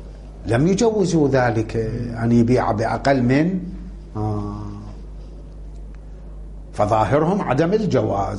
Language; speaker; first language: Arabic; native; Arabic